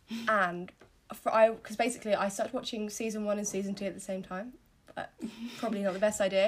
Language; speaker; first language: English; native; English